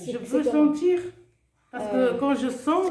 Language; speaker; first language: French; non-native, local second language; Arabic